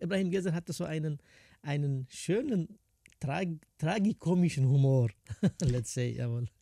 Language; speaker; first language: German; non-native, fluent; Kurdish